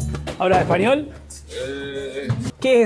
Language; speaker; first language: Spanish; native; Spanish